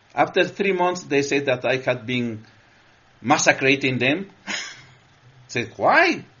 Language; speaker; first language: English; non-native, learner; Spanish